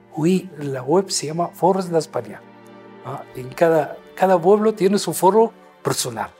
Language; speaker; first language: Spanish; non-native, fluent; Arabic